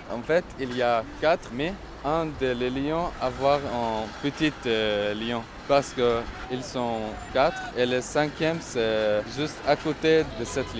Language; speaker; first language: French; non-native, fluent; Arabic